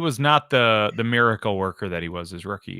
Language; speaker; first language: English; native; English